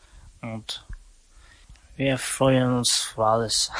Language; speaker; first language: German; non-native, learner; Romany